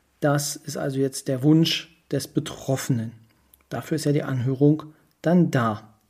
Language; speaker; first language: German; native; German